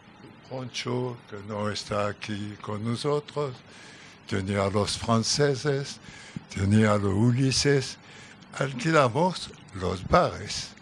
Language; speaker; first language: Spanish; non-native, learner; French